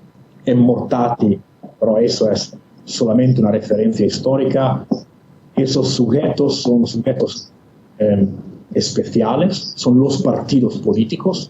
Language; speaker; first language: Spanish; non-native, fluent; Italian